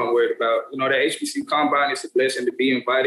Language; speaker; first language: English; native; English